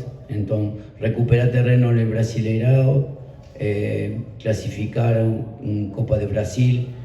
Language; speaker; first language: Portuguese; non-native, learner; Spanish